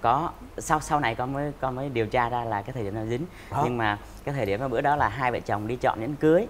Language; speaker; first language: Vietnamese; native; Vietnamese